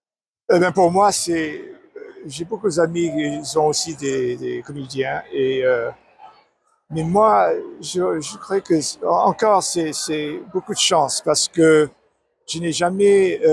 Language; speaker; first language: French; non-native, learner; English